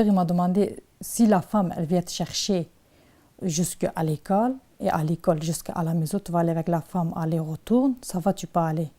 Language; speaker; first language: French; non-native, learner; Turkish